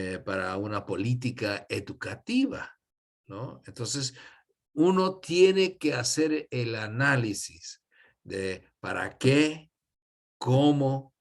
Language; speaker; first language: Spanish; non-native, fluent; English